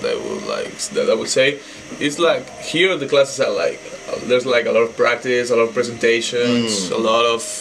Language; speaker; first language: English; non-native, fluent; Spanish